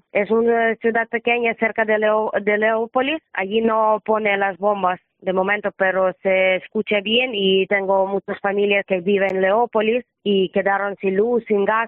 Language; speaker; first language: Spanish; non-native, learner; Ukrainian